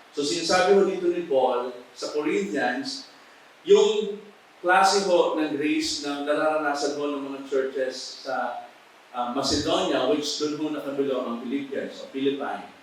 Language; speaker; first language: Filipino; native; Filipino